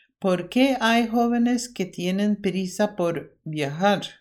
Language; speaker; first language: Spanish; non-native, fluent; Norwegian